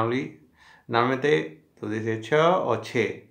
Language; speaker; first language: Spanish; non-native, learner; Hindi